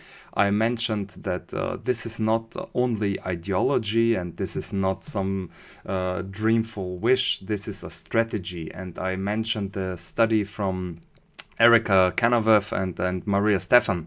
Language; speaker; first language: English; non-native, fluent; German